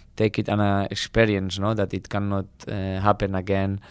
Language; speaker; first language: English; non-native, fluent; Spanish